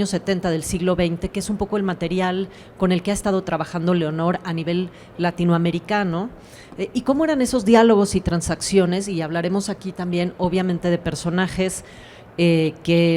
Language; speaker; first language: Spanish; native; Spanish